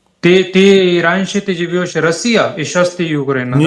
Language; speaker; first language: Russian; non-native, learner; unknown